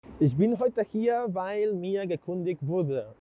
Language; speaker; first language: German; non-native, fluent; Catalan